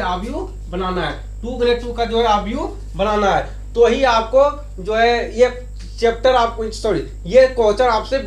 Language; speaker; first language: Hindi; native; Hindi